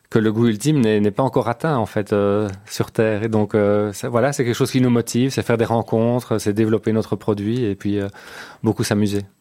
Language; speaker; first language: French; native; French